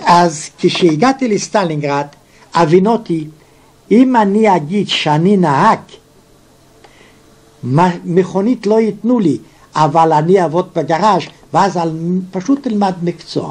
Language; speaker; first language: Hebrew; non-native, fluent; Yiddish